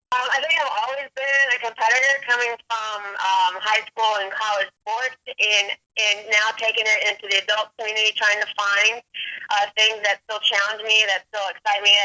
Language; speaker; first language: English; native; English